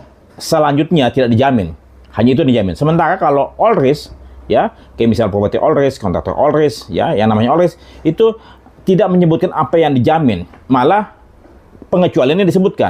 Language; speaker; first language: Indonesian; native; Indonesian